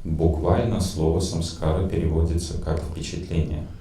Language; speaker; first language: Russian; native; Russian